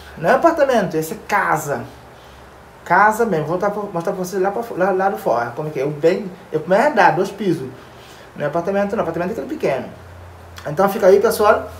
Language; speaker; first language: Portuguese; non-native, local second language; Kabuverdianu